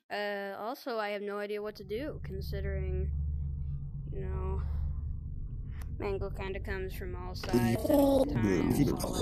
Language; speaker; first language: English; native; English